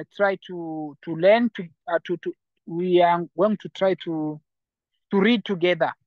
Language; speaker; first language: English; non-native, fluent; Rundi